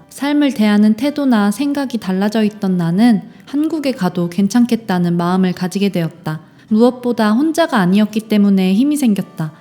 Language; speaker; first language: Korean; native; Korean